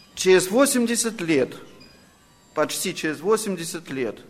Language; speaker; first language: Russian; non-native, fluent; Armenian